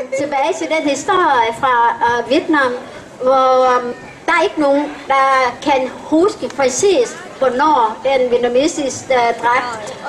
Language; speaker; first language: Danish; non-native, fluent; Vietnamese